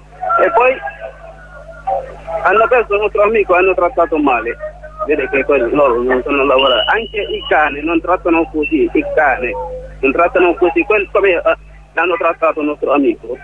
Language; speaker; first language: Italian; non-native, learner; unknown